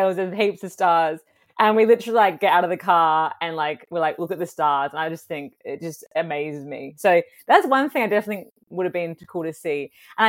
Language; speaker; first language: English; native; English